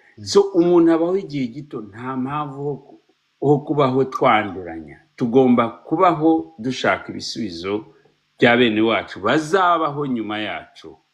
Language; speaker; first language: Kinyarwanda; early bilingual, heritage; Kinyarwanda